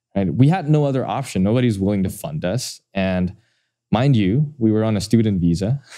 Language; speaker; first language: English; non-native, fluent; Indonesian